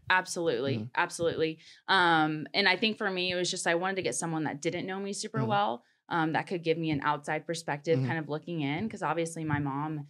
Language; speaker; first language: English; native; English